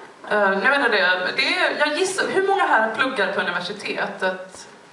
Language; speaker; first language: Swedish; native; Swedish